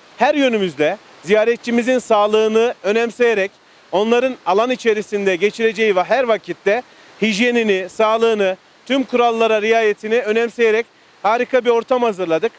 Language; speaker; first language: Turkish; native; Turkish